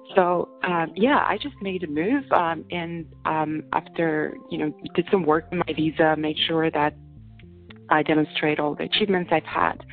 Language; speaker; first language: English; non-native, fluent; Russian